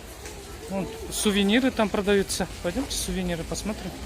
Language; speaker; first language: Russian; non-native, local second language; Kyrgyz